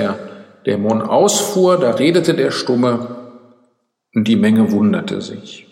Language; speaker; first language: German; native; German